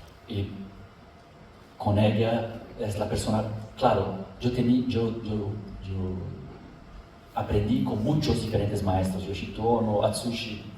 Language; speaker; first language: Spanish; non-native, fluent; Portuguese